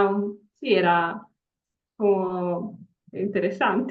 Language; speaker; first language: Spanish; non-native, fluent; Italian